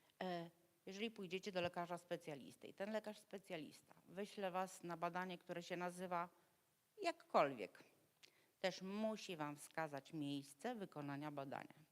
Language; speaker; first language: Polish; native; Polish